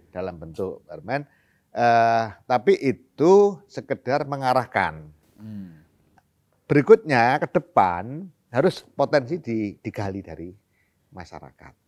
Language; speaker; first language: Indonesian; native; Indonesian